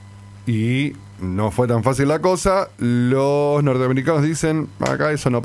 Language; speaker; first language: Spanish; native; Spanish